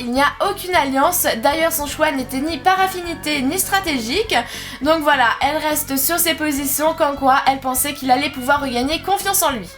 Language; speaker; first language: French; native; French